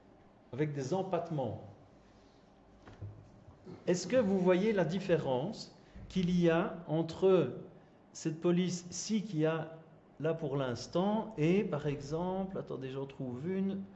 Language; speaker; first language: French; native; French